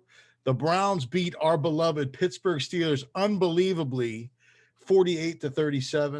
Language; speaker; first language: English; native; English